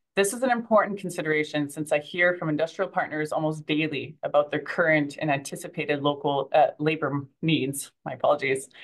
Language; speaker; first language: English; early bilingual, other home language; French